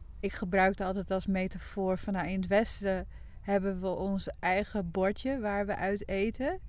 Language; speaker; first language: Dutch; non-native, local second language; Western Frisian